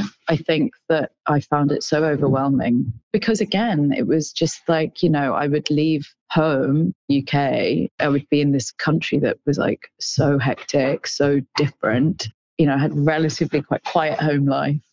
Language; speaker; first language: English; native; English